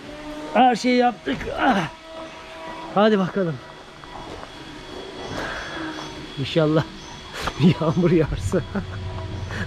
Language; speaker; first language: Turkish; native; Turkish